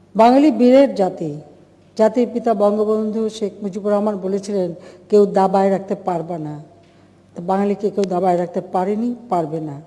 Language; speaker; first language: Bangla; native; Bangla